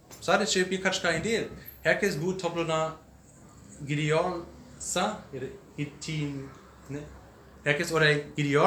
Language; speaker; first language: Turkish; non-native, learner; English